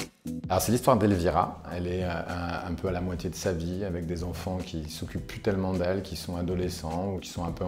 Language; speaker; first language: French; native; French